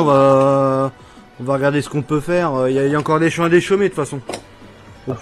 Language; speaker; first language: French; native; French